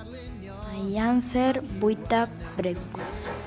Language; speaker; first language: Welsh; non-native, learner; Spanish